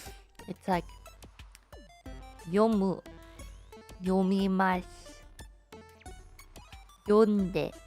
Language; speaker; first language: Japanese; non-native, learner; English